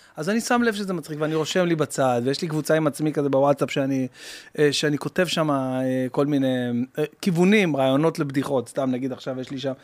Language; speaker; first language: Hebrew; native; Hebrew